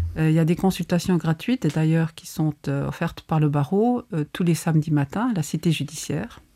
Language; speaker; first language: French; native; French